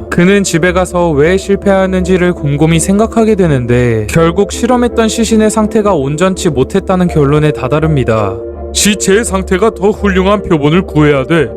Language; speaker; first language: Korean; native; Korean